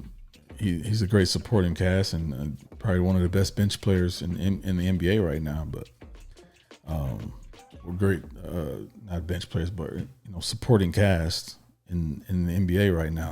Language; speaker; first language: English; native; English